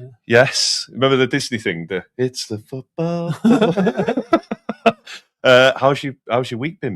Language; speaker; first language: English; native; English